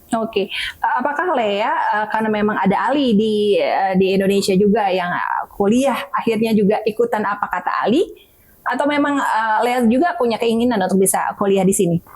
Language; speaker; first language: Indonesian; native; Indonesian